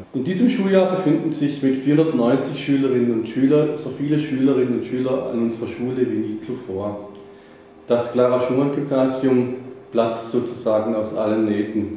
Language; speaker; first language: German; native; German